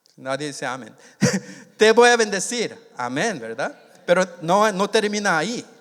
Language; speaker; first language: Spanish; non-native, fluent; Korean